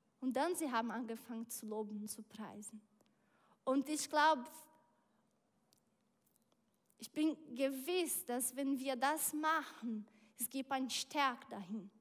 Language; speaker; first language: German; non-native, learner; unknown